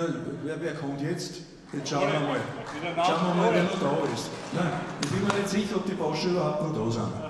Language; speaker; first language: German; native; German